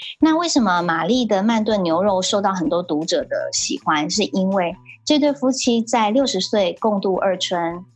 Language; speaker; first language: Chinese; early bilingual, heritage; Chinese